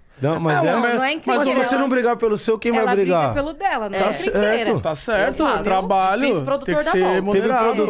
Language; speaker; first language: Portuguese; native; Portuguese